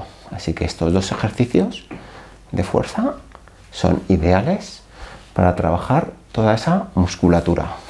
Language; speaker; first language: Spanish; native; Spanish